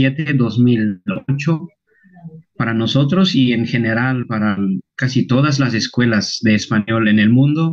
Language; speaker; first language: Spanish; non-native, local second language; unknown